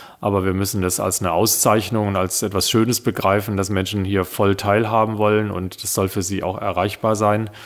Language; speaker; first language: German; early bilingual, other home language; Italian